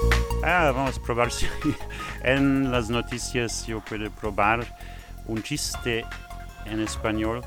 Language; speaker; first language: Spanish; non-native, fluent; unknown